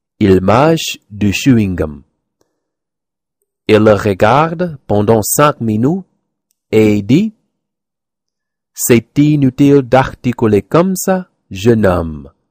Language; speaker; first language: French; non-native, learner; English